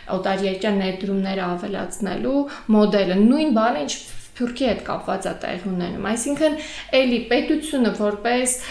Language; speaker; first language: Armenian; native; Armenian